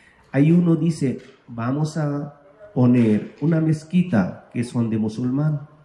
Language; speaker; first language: Spanish; non-native, fluent; Bangla